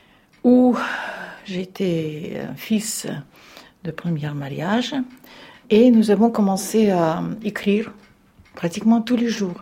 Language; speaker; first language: French; non-native, fluent; Russian